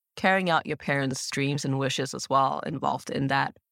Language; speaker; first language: English; native; English